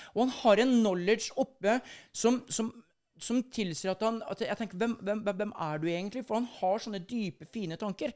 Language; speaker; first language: Norwegian; native; Norwegian